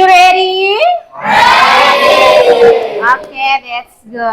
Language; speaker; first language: English; non-native, learner; Indonesian